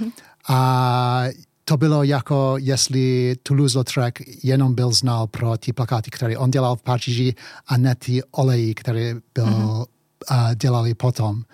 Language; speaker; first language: Czech; early bilingual, heritage; English